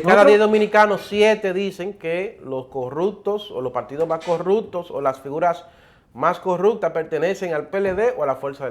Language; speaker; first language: Spanish; native; Spanish